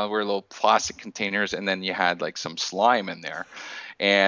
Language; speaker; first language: English; native; English